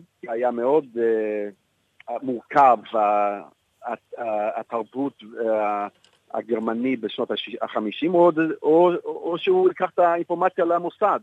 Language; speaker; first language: Hebrew; non-native, fluent; English